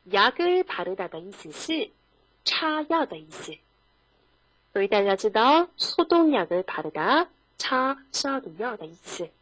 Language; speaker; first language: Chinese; non-native, fluent; Korean